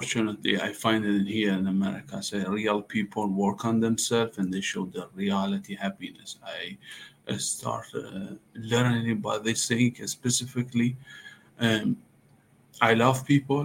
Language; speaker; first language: English; non-native, learner; Persian